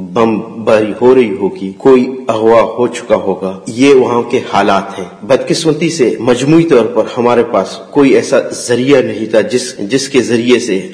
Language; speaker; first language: Urdu; non-native, local second language; Baluchi